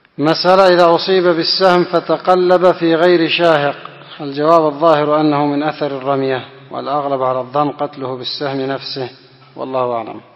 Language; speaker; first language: Arabic; non-native, fluent; Indonesian